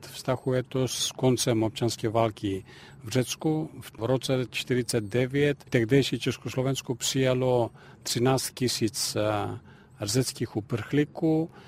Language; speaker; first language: Czech; non-native, fluent; Greek